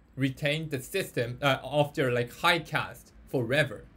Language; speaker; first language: English; non-native, fluent; Korean